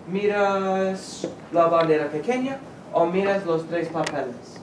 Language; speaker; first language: Spanish; non-native, fluent; English